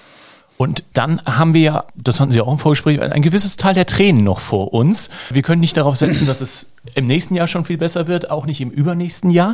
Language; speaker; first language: German; native; German